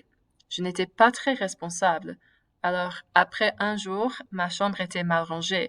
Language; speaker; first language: French; non-native, fluent; English